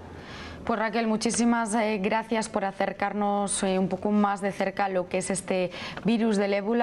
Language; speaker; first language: Spanish; native; Spanish